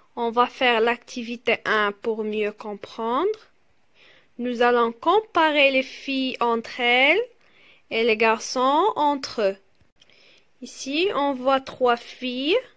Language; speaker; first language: French; non-native, local second language; Arabic